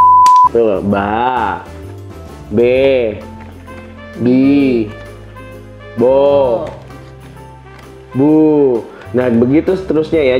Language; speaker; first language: Indonesian; native; Indonesian